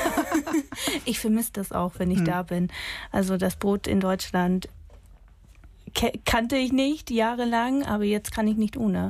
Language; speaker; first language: German; non-native, fluent; English